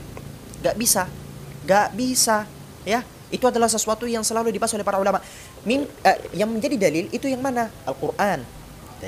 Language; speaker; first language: Indonesian; native; Indonesian